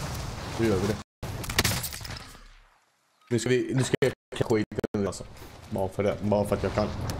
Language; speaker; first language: Swedish; native; Swedish